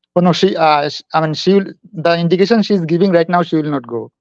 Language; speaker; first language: English; non-native, local second language; Bangla